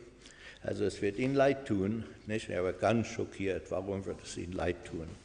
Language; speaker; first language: German; non-native, fluent; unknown